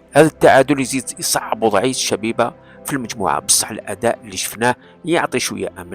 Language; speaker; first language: Arabic; non-native, local second language; Kabyle